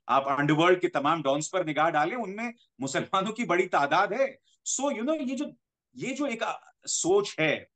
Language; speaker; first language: Hindi; native; Hindi